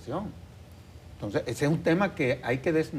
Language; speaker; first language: Spanish; native; Spanish